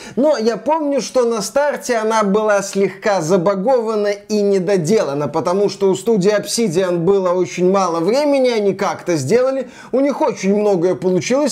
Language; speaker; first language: Russian; native; Russian